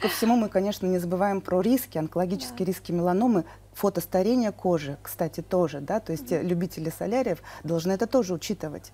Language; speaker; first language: Russian; native; Russian